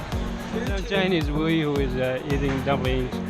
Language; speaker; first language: English; non-native, learner; Finnish